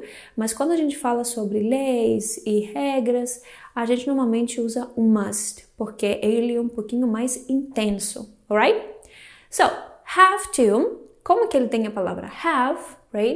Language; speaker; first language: Portuguese; non-native, fluent; Greek